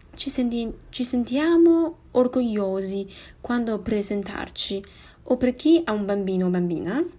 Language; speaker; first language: Italian; non-native, fluent; Chinese